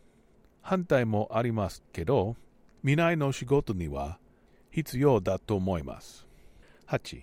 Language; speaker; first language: Japanese; non-native, learner; English